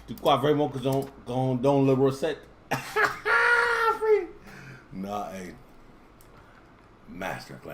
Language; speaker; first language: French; non-native, learner; English